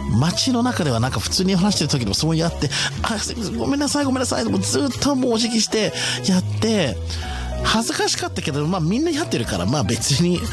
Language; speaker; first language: Japanese; non-native, fluent; English